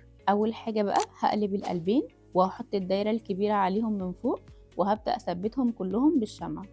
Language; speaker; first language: Arabic; native; Arabic